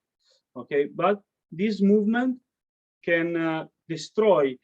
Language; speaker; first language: English; non-native, learner; Italian